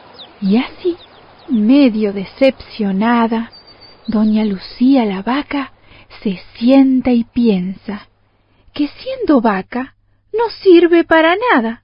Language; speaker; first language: Spanish; native; Spanish